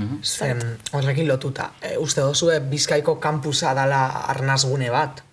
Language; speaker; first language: Basque; native; Basque